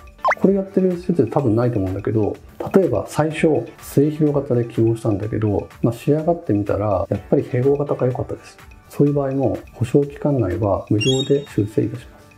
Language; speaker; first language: Japanese; native; Japanese